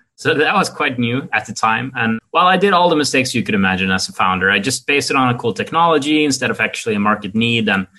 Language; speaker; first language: English; non-native, fluent; Norwegian